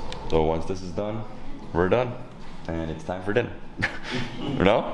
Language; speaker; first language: English; early bilingual, other home language; Spanish